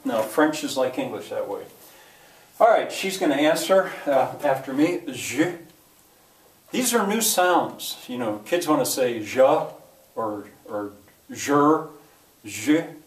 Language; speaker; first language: English; native; English